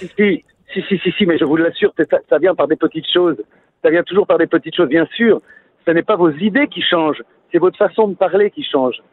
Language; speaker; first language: French; native; French